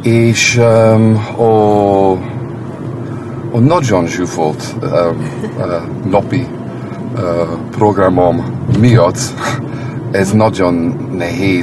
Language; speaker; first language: Hungarian; non-native, learner; English